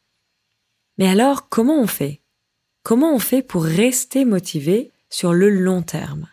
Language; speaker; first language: French; native; French